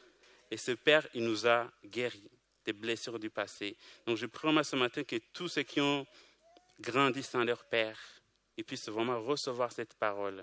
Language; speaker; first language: French; non-native, local second language; Kinyarwanda